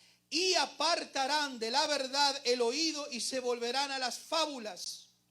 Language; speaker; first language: Spanish; native; Spanish